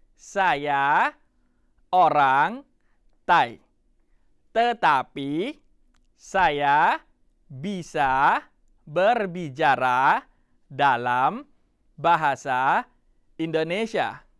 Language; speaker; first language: Indonesian; non-native, fluent; Thai